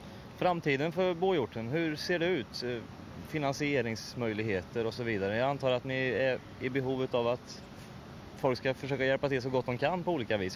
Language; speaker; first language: Swedish; native; Swedish